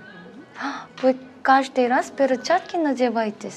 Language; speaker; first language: Russian; non-native, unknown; Korean